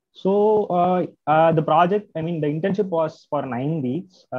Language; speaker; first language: English; non-native, local second language; Tamil